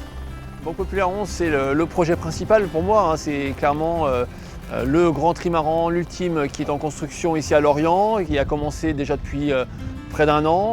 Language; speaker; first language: French; native; French